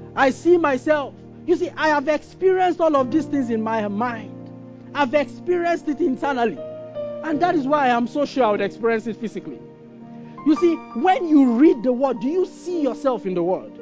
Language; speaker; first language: English; non-native, local second language; Yoruba